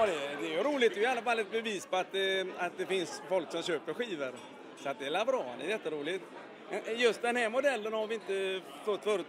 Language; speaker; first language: Swedish; native; Swedish